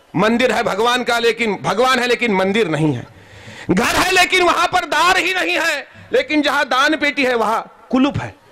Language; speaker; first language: Hindi; non-native, local second language; Marathi